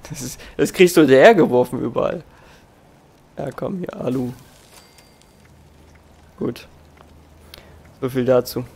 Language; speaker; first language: German; native; German